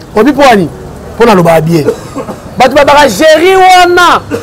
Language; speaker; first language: Lingala; non-native, local second language; Luba-Lulua